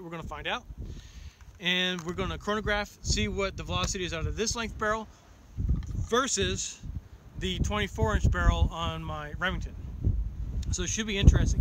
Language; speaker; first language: English; native; English